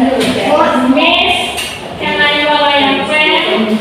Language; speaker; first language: English; non-native, learner; Indonesian